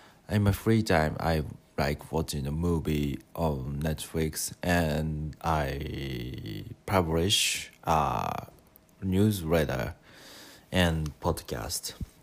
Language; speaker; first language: English; non-native, learner; Japanese